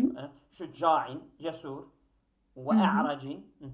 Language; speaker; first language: Turkish; native; Turkish